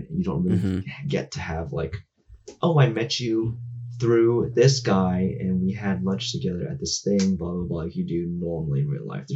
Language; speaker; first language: English; native; English